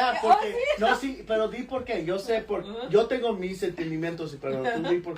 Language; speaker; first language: Spanish; early bilingual, other home language; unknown